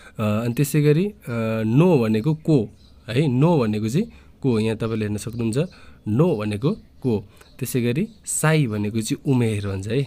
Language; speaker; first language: Nepali; native; Nepali